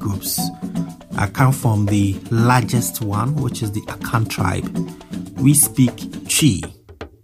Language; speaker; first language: English; non-native, local second language; Akan